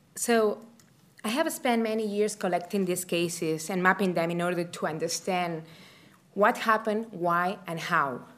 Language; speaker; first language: English; non-native, fluent; Spanish